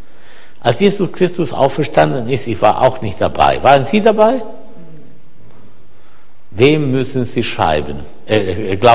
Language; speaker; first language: German; non-native, fluent; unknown